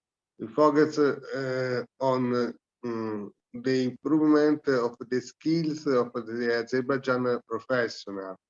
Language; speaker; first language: English; non-native, learner; Italian